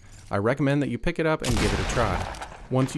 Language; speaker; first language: English; native; English